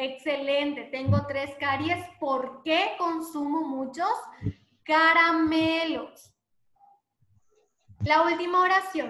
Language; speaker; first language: Spanish; native; Spanish